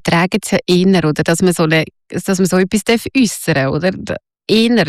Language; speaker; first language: German; native; German